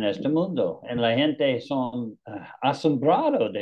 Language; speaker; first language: Spanish; non-native, learner; English